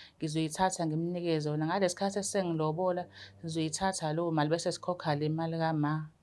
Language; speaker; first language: Zulu; native; Zulu